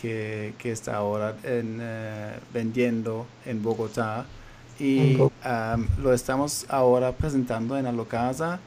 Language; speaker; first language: Spanish; non-native, fluent; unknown